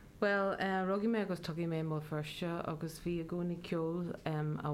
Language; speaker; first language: Irish; non-native, local second language; English